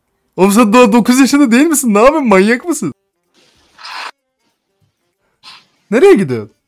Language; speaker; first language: Turkish; native; Turkish